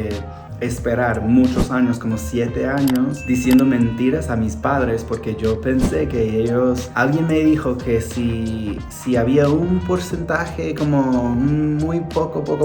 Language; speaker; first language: Spanish; non-native, fluent; English